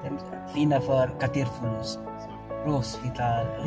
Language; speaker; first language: Arabic; non-native, learner; Filipino